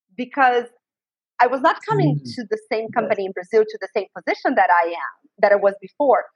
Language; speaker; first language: English; non-native, fluent; Portuguese